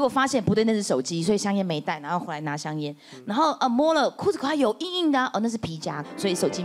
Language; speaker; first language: Chinese; native; Chinese